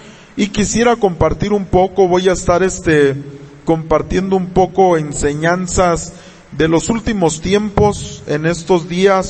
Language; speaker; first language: Spanish; native; Spanish